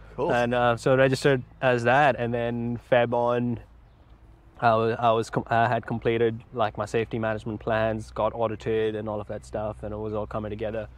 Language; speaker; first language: English; non-native, local second language; Hindi